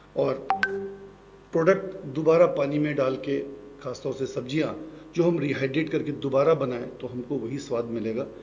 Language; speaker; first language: Hindi; native; Hindi